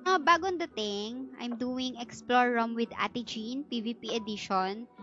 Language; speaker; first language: English; non-native, local second language; Filipino